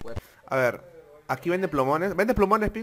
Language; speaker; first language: Spanish; native; Spanish